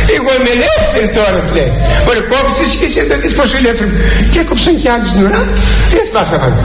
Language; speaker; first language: Greek; native; Greek